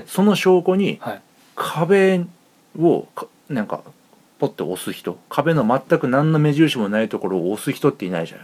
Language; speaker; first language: Japanese; native; Japanese